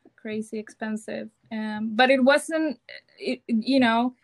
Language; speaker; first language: English; non-native, fluent; Spanish